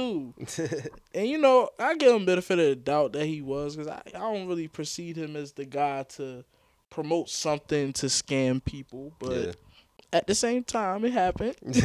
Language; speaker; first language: English; native; English